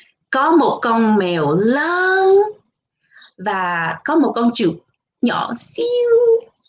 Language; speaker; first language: Vietnamese; early bilingual, heritage; Vietnamese